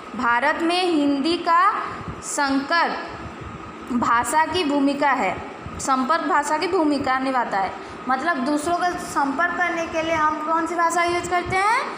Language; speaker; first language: Hindi; non-native, local second language; Odia